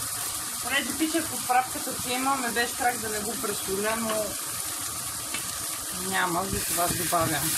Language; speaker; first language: Bulgarian; native; Bulgarian